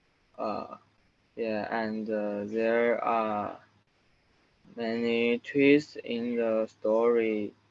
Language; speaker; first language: English; non-native, learner; Chinese